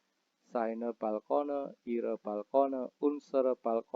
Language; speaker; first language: German; non-native, fluent; Indonesian